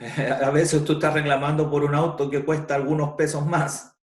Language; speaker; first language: Spanish; native; Spanish